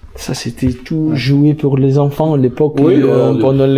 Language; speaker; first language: French; non-native, learner; English